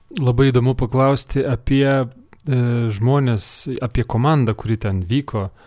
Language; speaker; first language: Lithuanian; native; Lithuanian